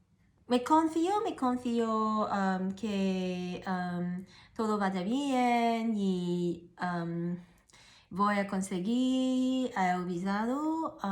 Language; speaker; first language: Spanish; non-native, learner; Cantonese